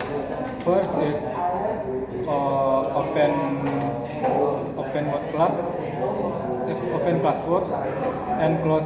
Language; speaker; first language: English; non-native, learner; Indonesian